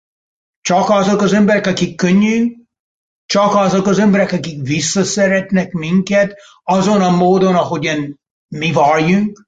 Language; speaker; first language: Hungarian; non-native, fluent; English